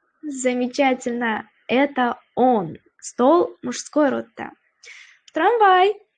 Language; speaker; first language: Russian; non-native, local second language; Uzbek